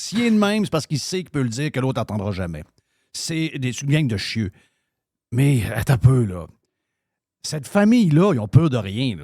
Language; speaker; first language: French; native; French